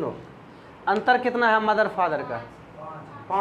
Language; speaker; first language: Hindi; native; Hindi